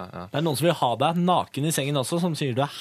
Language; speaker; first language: Norwegian; native; Norwegian